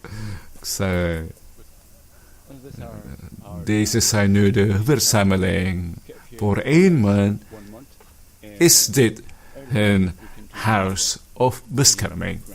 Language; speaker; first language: Dutch; non-native, fluent; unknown